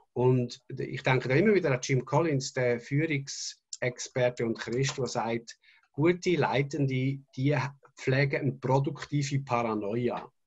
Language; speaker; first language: German; native; German